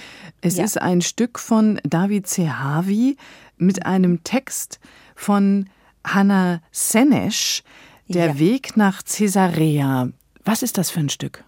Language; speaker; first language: German; native; German